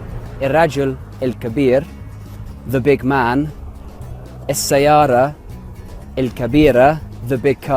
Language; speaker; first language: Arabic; non-native, learner; English